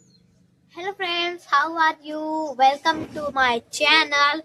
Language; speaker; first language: English; non-native, learner; Hindi